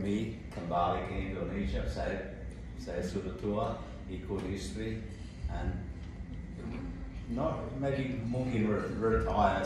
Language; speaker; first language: Indonesian; non-native, learner; English